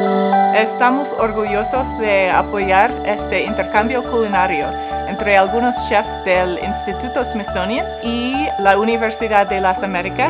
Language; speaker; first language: Spanish; non-native, fluent; English